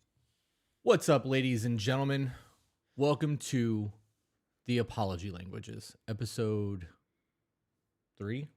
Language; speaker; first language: English; native; English